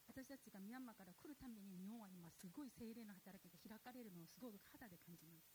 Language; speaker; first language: Japanese; non-native, fluent; Korean